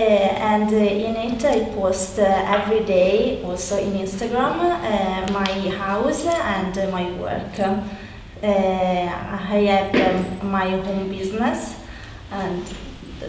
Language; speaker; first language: English; non-native, learner; Italian